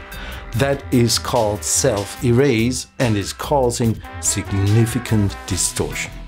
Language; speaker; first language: English; non-native, fluent; German